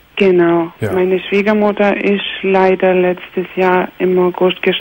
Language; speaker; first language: German; non-native, fluent; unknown